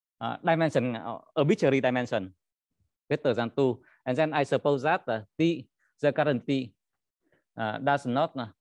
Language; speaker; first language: English; non-native, learner; Vietnamese